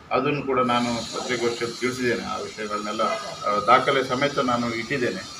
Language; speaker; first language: Kannada; native; Kannada